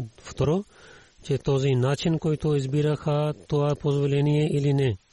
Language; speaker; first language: Bulgarian; non-native, learner; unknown